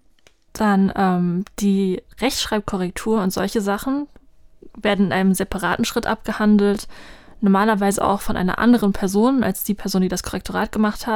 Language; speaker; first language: German; native; German